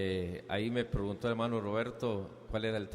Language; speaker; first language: Spanish; native; Spanish